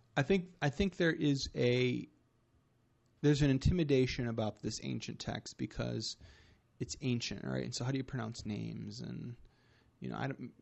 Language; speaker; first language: English; native; English